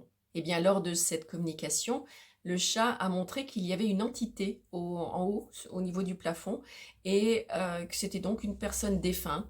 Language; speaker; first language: French; native; French